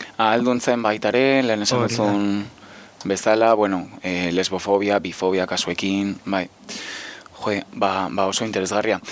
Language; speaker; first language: Basque; non-native, local second language; Spanish